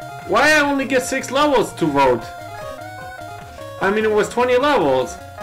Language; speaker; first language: English; non-native, fluent; German